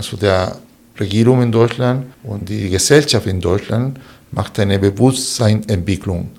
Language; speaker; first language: German; non-native, fluent; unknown